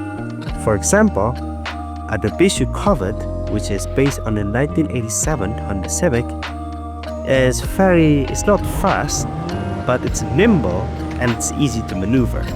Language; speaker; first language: English; non-native, fluent; Indonesian